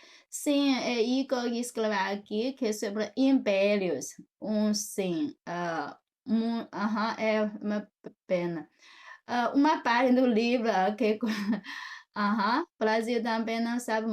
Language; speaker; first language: Portuguese; non-native, fluent; Chinese